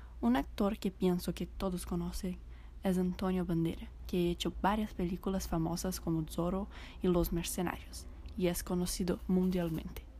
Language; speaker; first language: Spanish; non-native, fluent; Portuguese